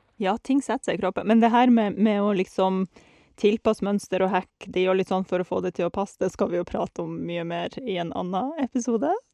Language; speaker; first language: Norwegian; native; Norwegian